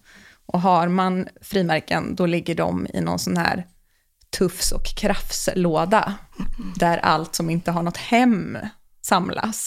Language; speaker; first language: Swedish; native; Swedish